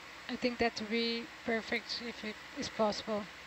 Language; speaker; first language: English; non-native, fluent; Portuguese